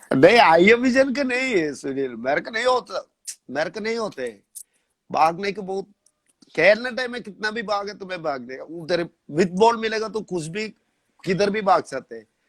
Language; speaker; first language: Hindi; non-native, local second language; Malayalam